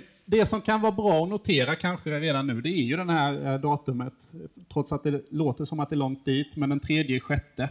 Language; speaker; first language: Swedish; native; Swedish